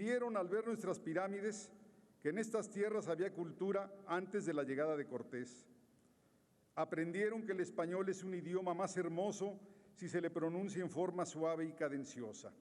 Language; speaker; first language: Spanish; native; Spanish